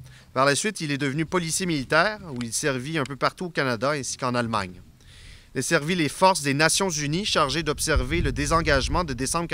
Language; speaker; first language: French; native; French